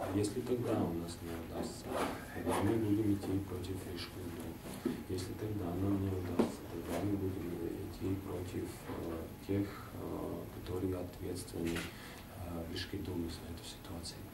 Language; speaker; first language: Russian; non-native, local second language; Latvian